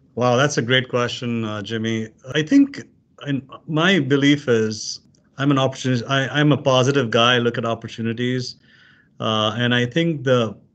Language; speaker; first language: English; non-native, local second language; Urdu